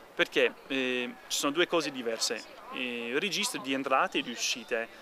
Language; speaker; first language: Italian; non-native, fluent; English